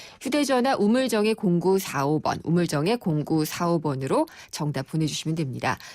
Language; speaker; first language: Korean; native; Korean